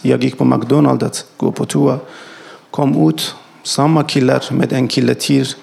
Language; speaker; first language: Swedish; non-native, learner; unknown